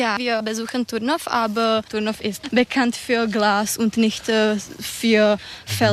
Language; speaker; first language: German; non-native, learner; Czech